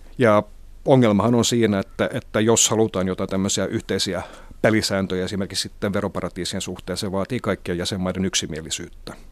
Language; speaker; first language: Finnish; non-native, local second language; Swedish